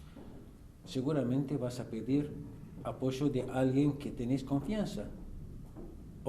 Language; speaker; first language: Spanish; non-native, fluent; Arabic